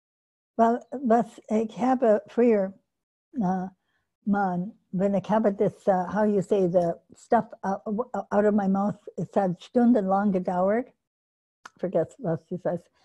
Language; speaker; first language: German; non-native, learner; English